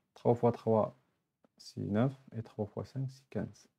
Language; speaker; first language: French; non-native, local second language; Arabic